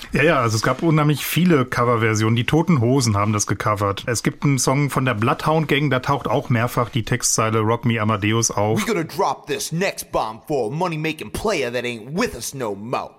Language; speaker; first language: German; native; German